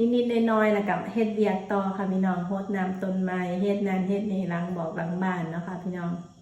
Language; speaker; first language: Thai; native; Thai